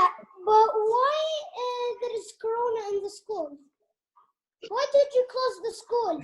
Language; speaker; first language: English; non-native, learner; Arabic